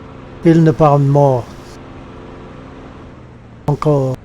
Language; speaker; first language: French; non-native, learner; English